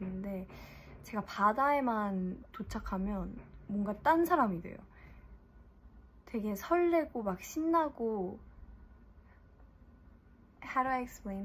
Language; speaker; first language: Korean; early bilingual, heritage; English